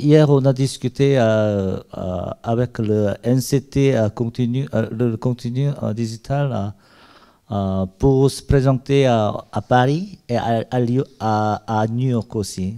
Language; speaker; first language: French; non-native, learner; Korean